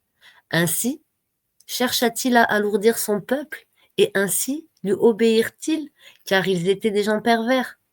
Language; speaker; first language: French; native; French